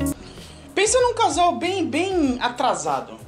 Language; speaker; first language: Portuguese; native; Portuguese